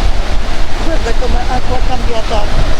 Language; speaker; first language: Italian; non-native, learner; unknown